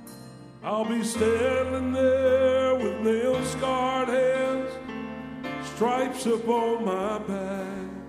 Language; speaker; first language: English; native; English